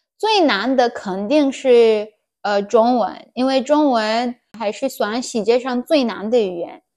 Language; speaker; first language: Chinese; non-native, fluent; Persian